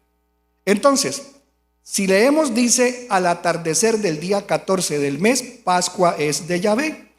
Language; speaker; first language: Spanish; native; Spanish